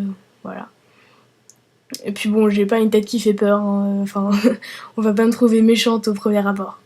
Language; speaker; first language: French; early bilingual, other home language; Vietnamese